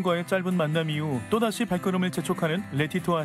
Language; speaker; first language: Korean; native; Korean